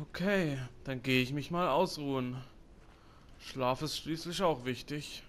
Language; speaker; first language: German; native; German